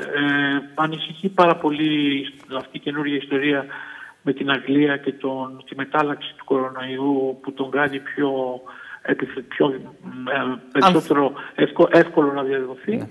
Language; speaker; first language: Greek; native; Greek